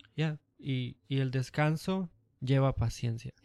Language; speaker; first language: Spanish; native; Spanish